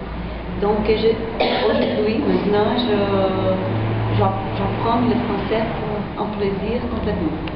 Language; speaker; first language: French; non-native, learner; Portuguese